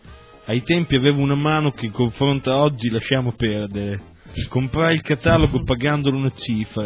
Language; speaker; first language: Italian; native; Italian